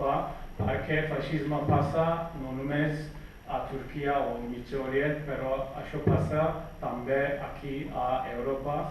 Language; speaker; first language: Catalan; non-native, fluent; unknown